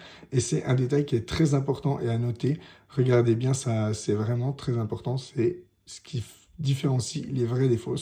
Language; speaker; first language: French; native; French